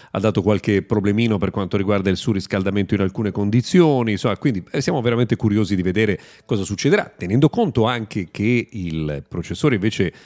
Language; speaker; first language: Italian; native; Italian